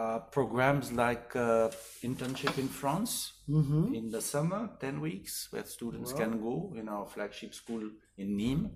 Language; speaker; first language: English; non-native, fluent; French